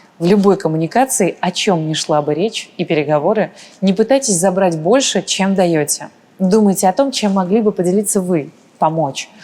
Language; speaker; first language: Russian; early bilingual, other home language; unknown